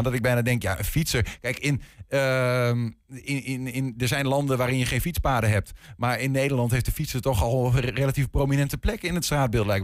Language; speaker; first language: Dutch; native; Dutch